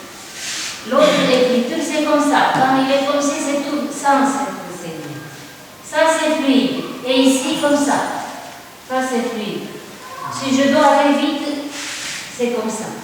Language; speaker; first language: French; non-native, fluent; Italian